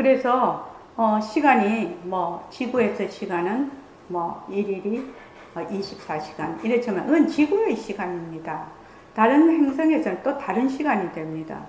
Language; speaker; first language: Korean; native; Korean